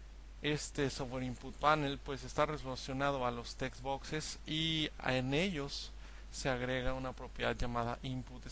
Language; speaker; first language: Spanish; native; Spanish